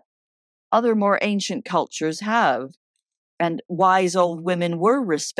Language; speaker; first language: English; native; English